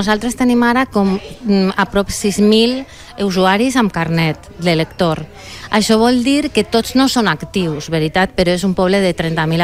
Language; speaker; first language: Catalan; non-native, local second language; Spanish